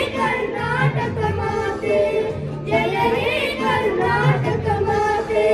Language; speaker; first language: Kannada; early bilingual, heritage; Kannada